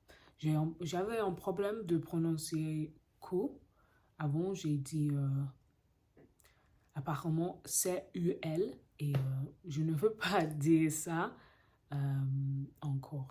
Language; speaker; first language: French; non-native, learner; English